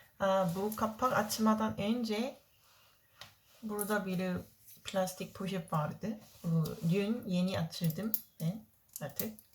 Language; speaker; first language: Turkish; non-native, learner; Korean